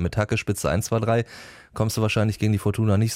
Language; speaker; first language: German; native; German